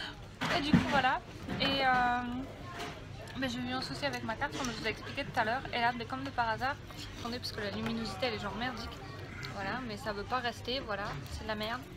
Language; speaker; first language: French; native; French